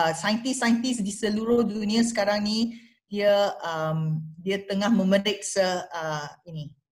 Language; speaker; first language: Malay; non-native, local second language; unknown